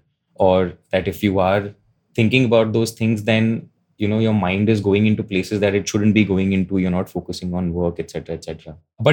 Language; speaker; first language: English; non-native, local second language; Hindi